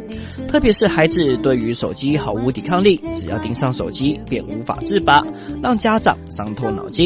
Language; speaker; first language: Chinese; native; Chinese